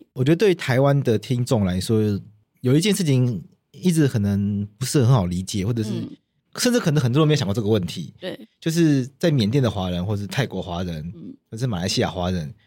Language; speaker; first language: Chinese; native; Chinese